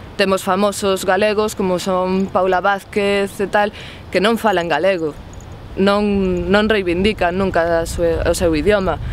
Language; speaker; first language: Galician; non-native, local second language; Spanish